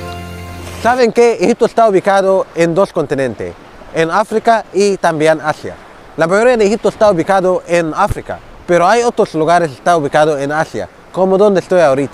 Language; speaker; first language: Spanish; non-native, fluent; Arabic